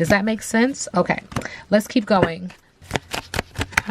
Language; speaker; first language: English; native; English